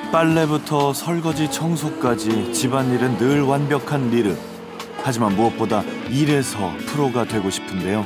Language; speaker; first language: Korean; native; Korean